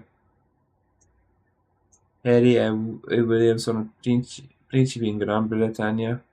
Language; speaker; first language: Italian; non-native, learner; English